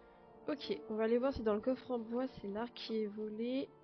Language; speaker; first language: French; native; French